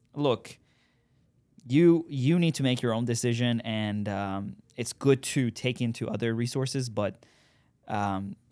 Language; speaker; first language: English; non-native, fluent; Persian